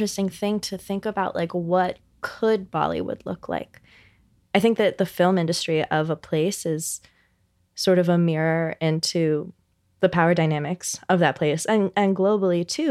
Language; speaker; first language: English; native; English